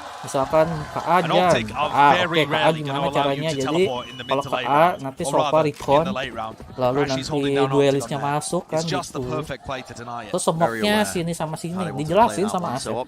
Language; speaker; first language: Indonesian; native; Indonesian